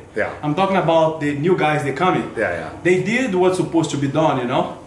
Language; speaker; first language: English; non-native, learner; Portuguese